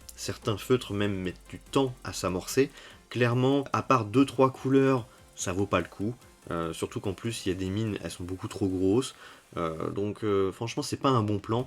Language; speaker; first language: French; native; French